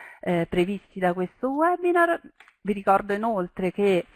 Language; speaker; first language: Italian; native; Italian